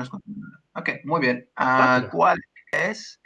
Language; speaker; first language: Spanish; non-native, learner; English